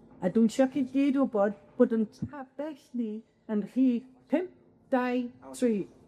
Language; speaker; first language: Welsh; native; Welsh